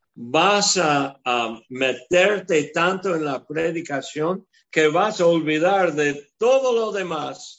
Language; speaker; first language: Spanish; non-native, fluent; English